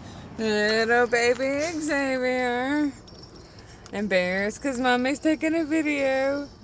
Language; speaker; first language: English; native; English